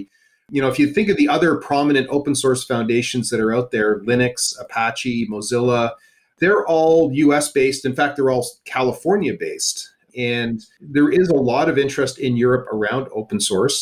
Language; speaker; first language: English; native; English